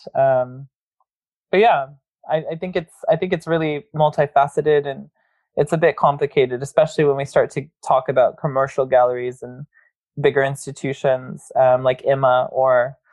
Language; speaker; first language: English; native; English